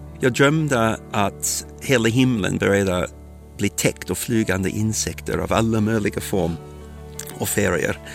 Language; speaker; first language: Swedish; non-native, fluent; English